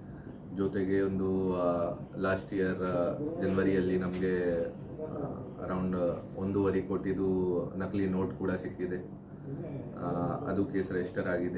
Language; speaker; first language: Kannada; non-native, local second language; Hindi